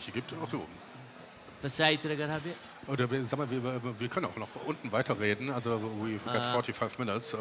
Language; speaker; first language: German; native; German